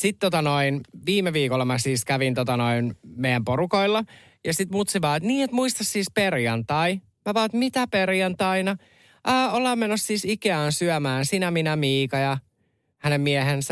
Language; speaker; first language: Finnish; native; Finnish